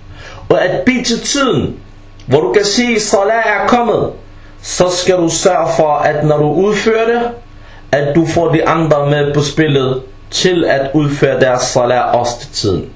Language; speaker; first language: Danish; early bilingual, other home language; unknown